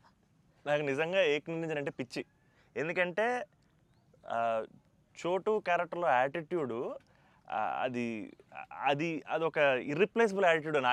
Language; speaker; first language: Telugu; native; Telugu